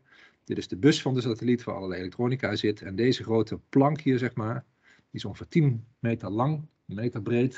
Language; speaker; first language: Dutch; native; Dutch